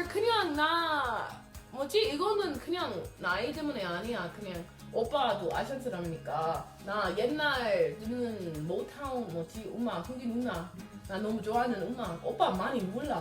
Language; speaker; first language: Korean; non-native, learner; English